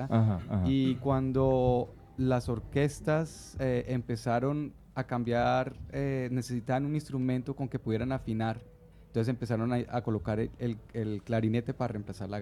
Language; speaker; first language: Spanish; native; Spanish